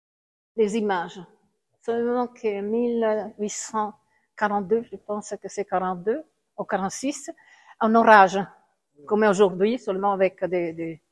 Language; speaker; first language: French; non-native, fluent; Italian